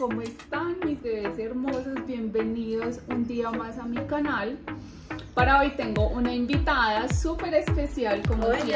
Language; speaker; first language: Spanish; native; Spanish